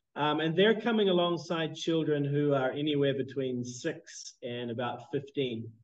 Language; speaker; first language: English; native; English